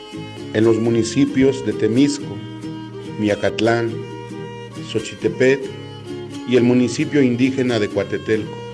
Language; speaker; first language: Spanish; native; Spanish